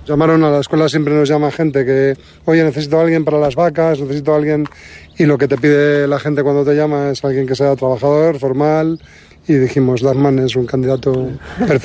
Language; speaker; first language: Spanish; native; Spanish